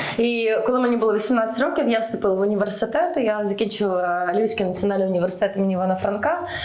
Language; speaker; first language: Ukrainian; early bilingual, heritage; Ukrainian